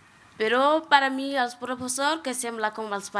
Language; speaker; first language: Catalan; non-native, learner; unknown